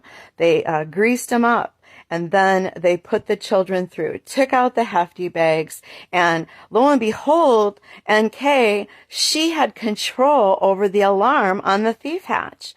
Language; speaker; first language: English; native; English